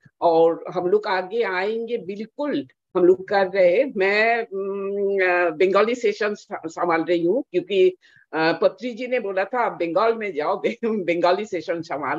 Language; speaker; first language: Hindi; non-native, local second language; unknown